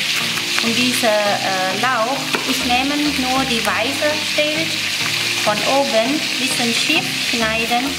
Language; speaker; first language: German; non-native, learner; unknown